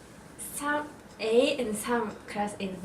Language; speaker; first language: English; non-native, learner; Japanese